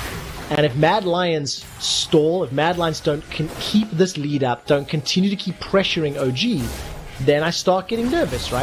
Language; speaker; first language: English; native; English